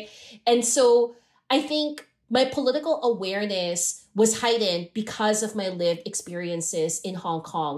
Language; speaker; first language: English; non-native, local second language; Filipino